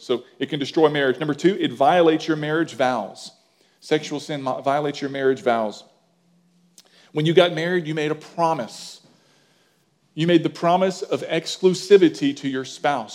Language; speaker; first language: English; native; English